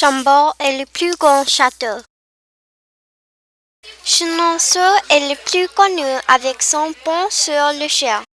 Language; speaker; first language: French; non-native, learner; English